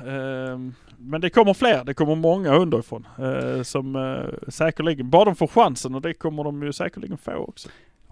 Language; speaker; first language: Swedish; native; Swedish